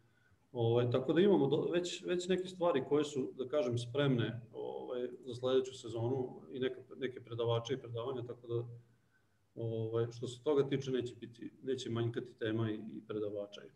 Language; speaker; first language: Serbian; native; Serbian